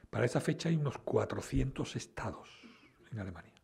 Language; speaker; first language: Spanish; native; Spanish